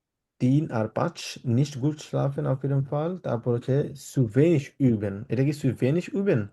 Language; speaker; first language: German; non-native, fluent; Bangla